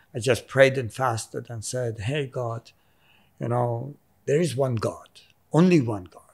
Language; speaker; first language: English; non-native, local second language; Persian